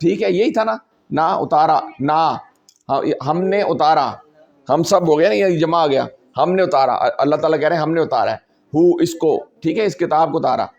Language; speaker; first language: Urdu; non-native, local second language; Punjabi